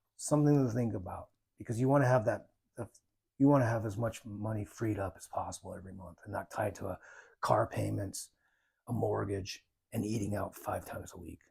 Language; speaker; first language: English; native; English